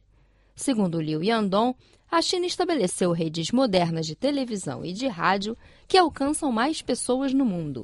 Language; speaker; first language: Portuguese; non-native, fluent; Chinese